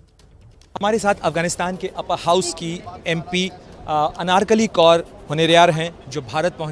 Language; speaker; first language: Hindi; native; Hindi